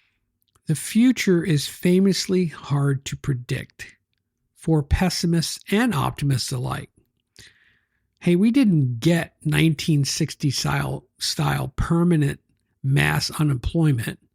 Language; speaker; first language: English; native; English